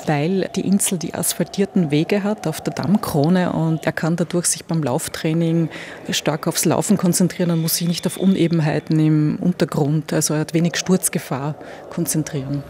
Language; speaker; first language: German; native; German